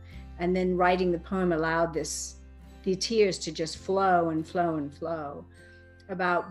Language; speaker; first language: English; native; English